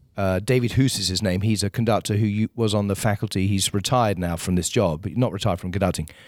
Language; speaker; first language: English; native; English